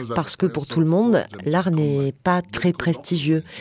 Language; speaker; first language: French; non-native, fluent; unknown